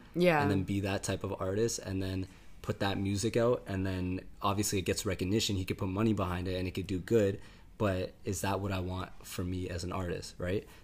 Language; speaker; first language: English; native; English